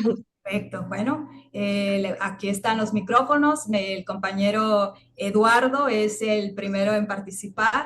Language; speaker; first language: Spanish; native; Spanish